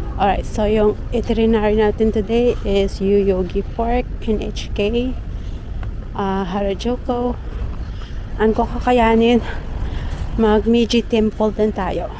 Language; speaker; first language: Filipino; native; Filipino